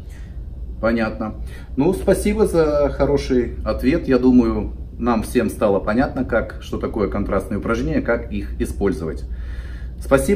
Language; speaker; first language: Russian; native; Russian